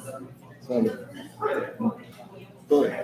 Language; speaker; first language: Spanish; native; Spanish